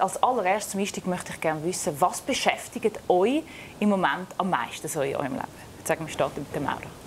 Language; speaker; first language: German; native; German